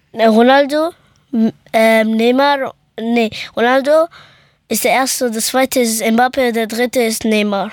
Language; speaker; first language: German; early bilingual, other home language; Persian